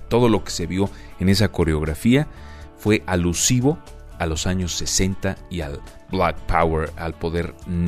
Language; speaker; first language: Spanish; native; Spanish